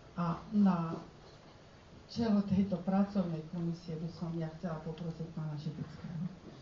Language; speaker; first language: Slovak; early bilingual, heritage; Slovak